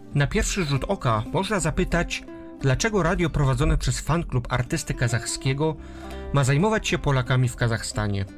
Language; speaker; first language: Polish; native; Polish